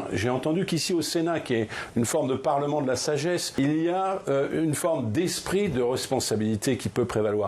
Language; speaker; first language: French; native; French